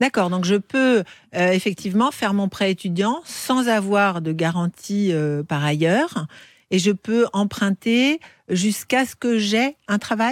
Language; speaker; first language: French; native; French